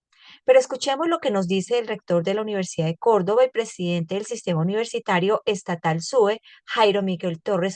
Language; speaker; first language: Spanish; native; Spanish